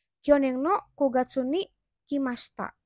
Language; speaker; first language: Japanese; non-native, fluent; Indonesian